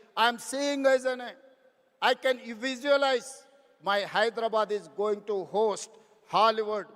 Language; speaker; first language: English; non-native, local second language; Telugu